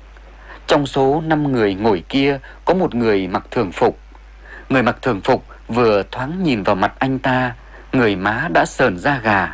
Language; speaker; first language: Vietnamese; native; Vietnamese